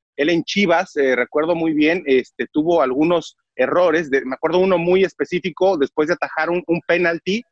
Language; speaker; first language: Spanish; native; Spanish